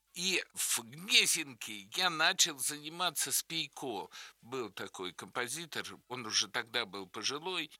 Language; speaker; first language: Russian; native; Russian